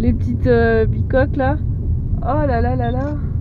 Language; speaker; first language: French; native; French